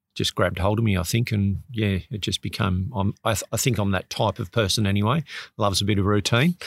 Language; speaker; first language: English; native; English